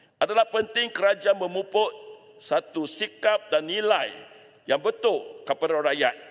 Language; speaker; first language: Malay; non-native, local second language; Chinese